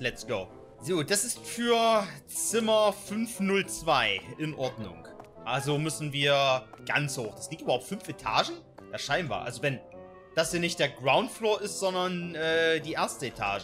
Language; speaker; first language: German; native; German